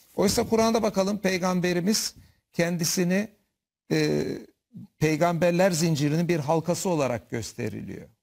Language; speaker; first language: Turkish; native; Turkish